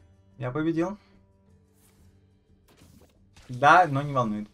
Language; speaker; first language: Russian; native; Russian